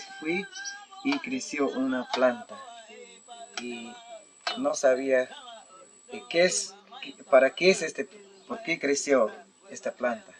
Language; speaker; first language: Spanish; non-native, local second language; Shipibo-Conibo